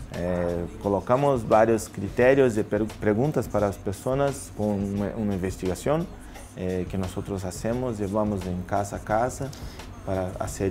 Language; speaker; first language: Spanish; non-native, learner; Portuguese